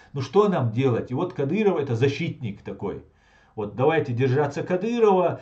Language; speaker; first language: Russian; non-native, local second language; Chechen